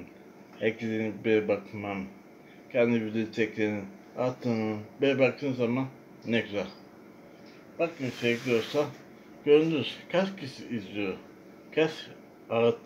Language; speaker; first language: Turkish; non-native, learner; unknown